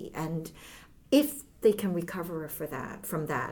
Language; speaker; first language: English; early bilingual, other home language; Cantonese